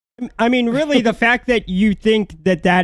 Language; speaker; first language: English; native; English